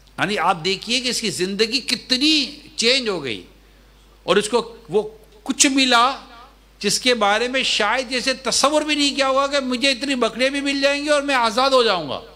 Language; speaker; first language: Urdu; native; Urdu